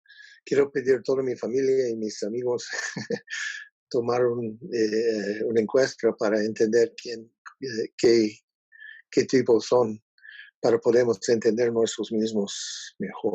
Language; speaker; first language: Spanish; non-native, learner; English